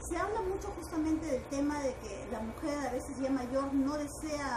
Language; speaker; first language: Spanish; native; Spanish